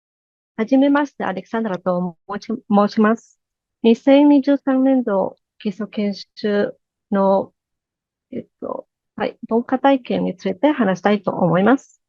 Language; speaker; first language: Japanese; non-native, learner; Spanish